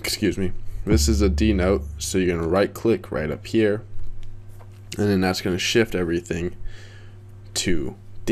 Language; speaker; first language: English; native; English